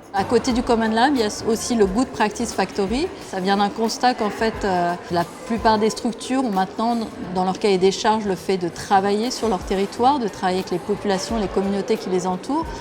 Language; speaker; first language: French; native; French